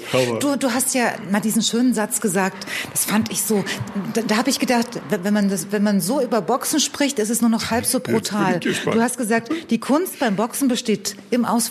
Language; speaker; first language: German; native; German